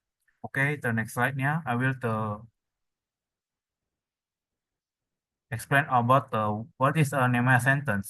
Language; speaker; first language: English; non-native, learner; Indonesian